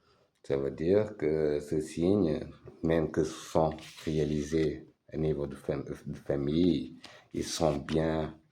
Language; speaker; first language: French; non-native, fluent; Portuguese